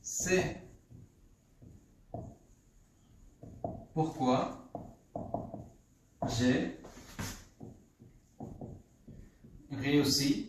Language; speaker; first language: French; non-native, fluent; Bangla